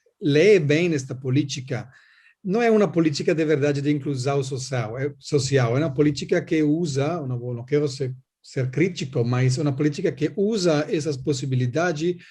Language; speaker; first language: Portuguese; non-native, learner; Italian